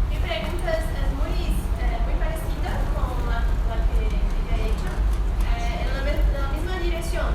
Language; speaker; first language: Spanish; non-native, fluent; Portuguese